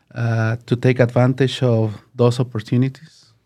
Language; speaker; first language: English; non-native, learner; Spanish